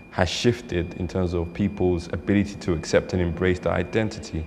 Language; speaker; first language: English; native; English